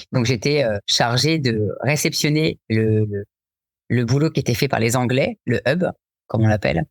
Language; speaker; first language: French; native; French